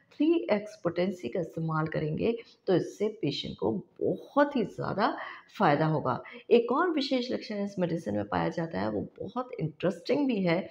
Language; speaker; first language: Hindi; non-native, local second language; Marathi